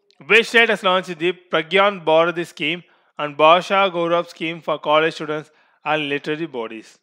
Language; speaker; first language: English; non-native, local second language; Tamil